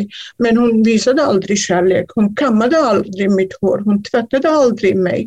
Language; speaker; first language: Swedish; non-native, fluent; Kurdish